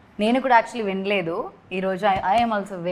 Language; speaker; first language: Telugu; non-native, learner; Malayalam